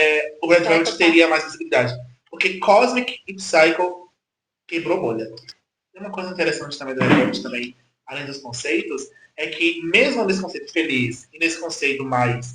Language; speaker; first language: Portuguese; native; Portuguese